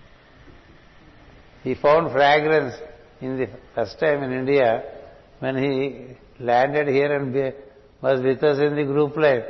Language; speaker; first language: English; non-native, local second language; Telugu